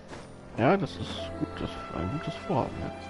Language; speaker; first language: German; native; German